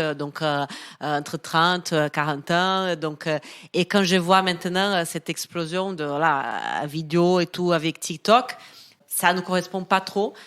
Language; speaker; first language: French; non-native, fluent; Portuguese